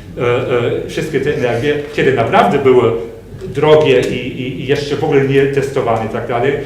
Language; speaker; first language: Polish; non-native, fluent; German